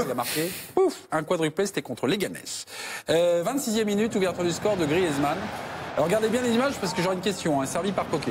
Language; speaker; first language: French; native; French